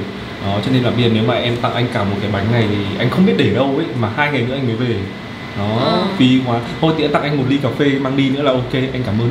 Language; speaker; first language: Vietnamese; native; Vietnamese